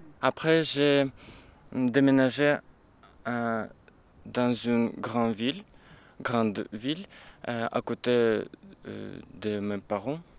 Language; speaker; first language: French; non-native, learner; Ukrainian